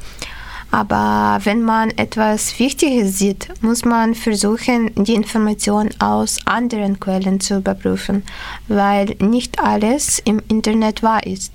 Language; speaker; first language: German; non-native, fluent; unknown